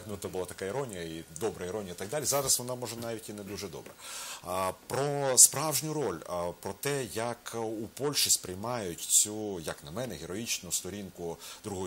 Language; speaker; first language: Ukrainian; native; Ukrainian